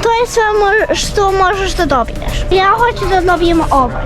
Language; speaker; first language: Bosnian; early bilingual, heritage; Serbian